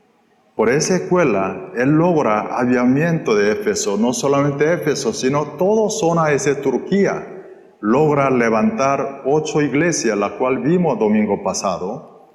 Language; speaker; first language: Spanish; non-native, fluent; Korean